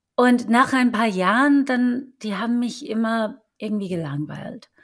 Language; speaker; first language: German; non-native, fluent; English